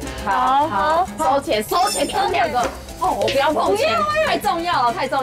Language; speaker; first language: Chinese; native; Chinese